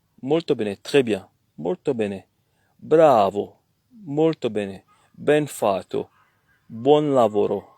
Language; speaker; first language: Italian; non-native, learner; French